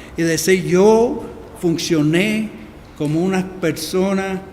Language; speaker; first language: Spanish; early bilingual, heritage; Spanish